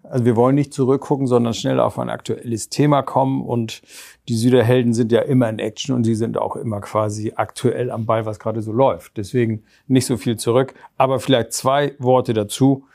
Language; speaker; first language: German; native; German